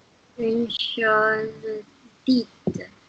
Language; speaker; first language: French; non-native, learner; English